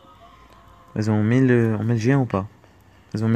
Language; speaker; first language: French; native; French